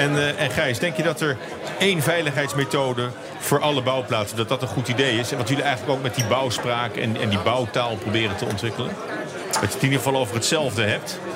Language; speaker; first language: Dutch; native; Dutch